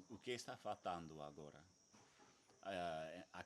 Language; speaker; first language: Portuguese; non-native, learner; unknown